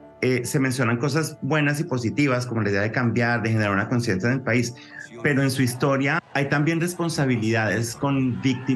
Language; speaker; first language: Spanish; native; Spanish